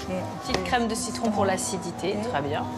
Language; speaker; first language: French; native; French